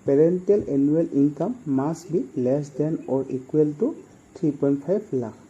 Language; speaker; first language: English; non-native, local second language; Assamese